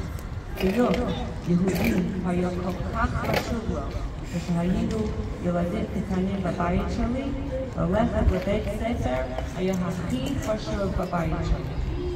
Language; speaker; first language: Hebrew; non-native, fluent; English